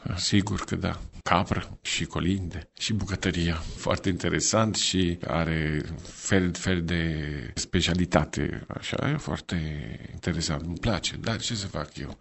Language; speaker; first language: Romanian; non-native, fluent; Italian